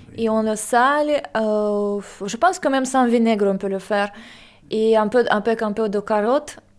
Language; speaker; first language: French; non-native, fluent; Russian